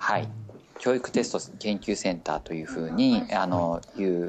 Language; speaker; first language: Japanese; native; Japanese